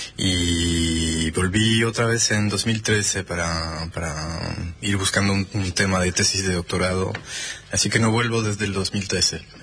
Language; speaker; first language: Spanish; non-native, fluent; French